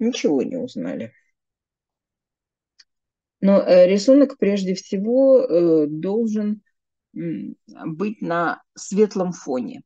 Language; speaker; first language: Russian; native; Russian